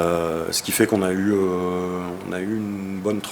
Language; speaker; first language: French; native; French